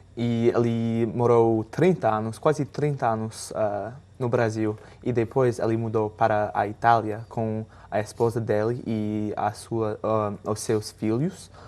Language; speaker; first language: Portuguese; non-native, fluent; English